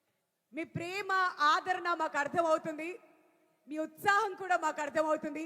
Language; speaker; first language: Telugu; native; Telugu